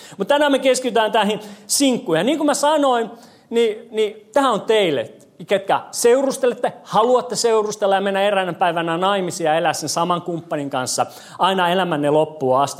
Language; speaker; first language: Finnish; non-native, fluent; English